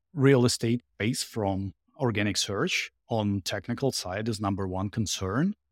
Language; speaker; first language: English; non-native, fluent; Russian